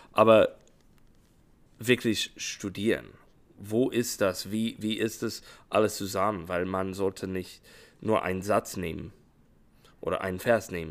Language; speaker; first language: German; non-native, fluent; English